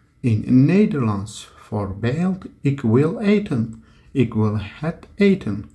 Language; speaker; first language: Dutch; non-native, learner; Turkish